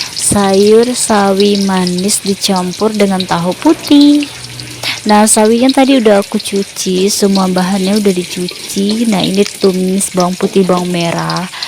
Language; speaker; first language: Indonesian; non-native, local second language; Malay